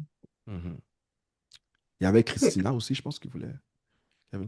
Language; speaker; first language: French; non-native, local second language; English